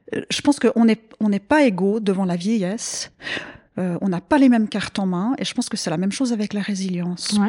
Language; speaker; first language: French; native; French